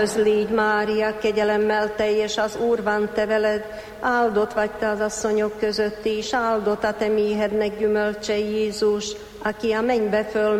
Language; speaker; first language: Hungarian; native; Hungarian